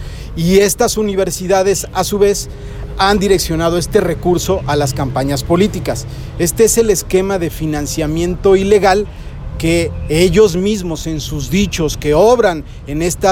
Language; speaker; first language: Spanish; native; Spanish